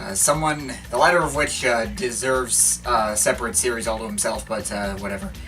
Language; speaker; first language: English; native; English